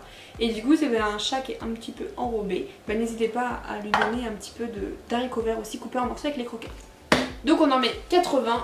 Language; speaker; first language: French; native; French